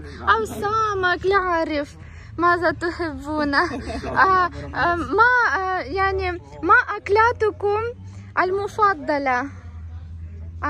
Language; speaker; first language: Arabic; non-native, fluent; Ukrainian